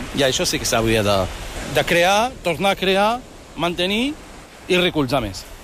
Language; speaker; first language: Catalan; early bilingual, other home language; Arabic